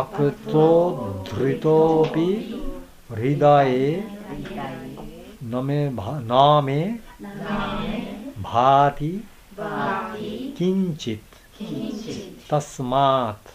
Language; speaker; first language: Japanese; non-native, learner; Bangla